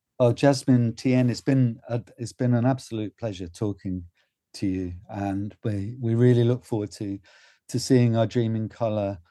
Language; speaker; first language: English; native; English